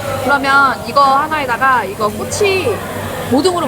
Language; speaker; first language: Korean; native; Korean